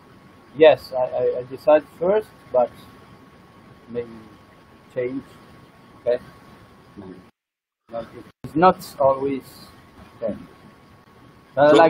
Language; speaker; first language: English; non-native, learner; Italian